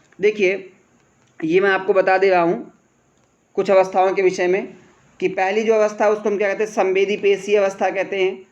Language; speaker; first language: Hindi; native; Hindi